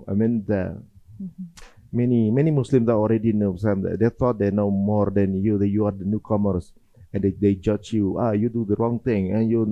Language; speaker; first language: English; non-native, fluent; Indonesian